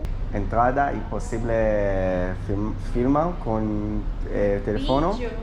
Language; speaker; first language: Portuguese; non-native, learner; Hebrew